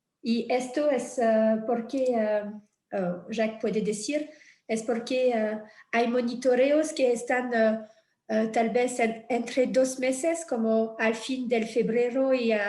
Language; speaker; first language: Spanish; non-native, fluent; French